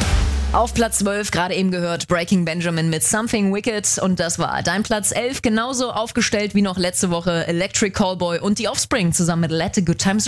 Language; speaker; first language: German; native; German